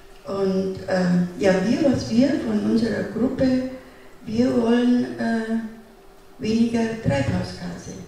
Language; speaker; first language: German; non-native, fluent; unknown